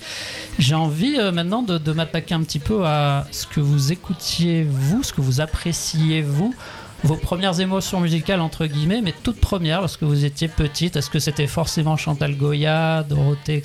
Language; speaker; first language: French; native; French